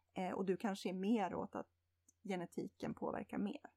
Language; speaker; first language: Swedish; native; Swedish